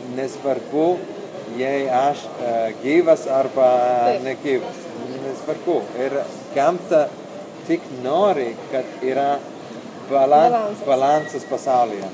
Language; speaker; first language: Lithuanian; non-native, learner; Italian